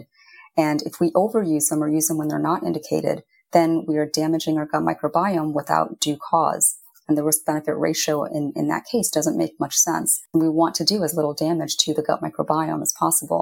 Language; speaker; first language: English; native; English